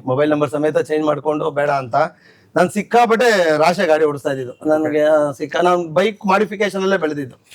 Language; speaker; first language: Kannada; native; Kannada